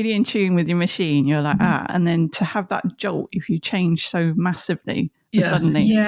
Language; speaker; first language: English; native; English